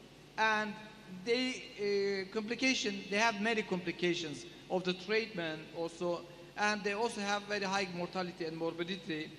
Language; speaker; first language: English; non-native, learner; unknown